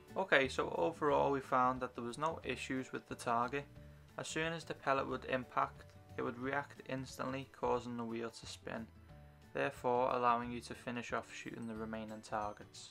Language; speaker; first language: English; native; English